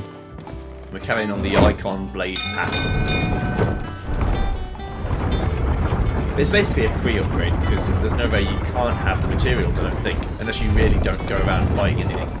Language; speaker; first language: English; native; English